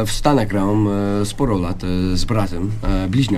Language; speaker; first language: Polish; non-native, learner; English